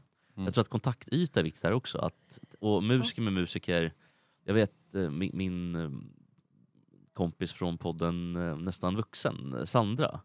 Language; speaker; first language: Swedish; native; Swedish